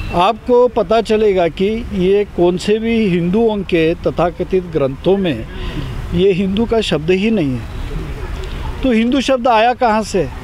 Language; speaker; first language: Hindi; non-native, local second language; Marathi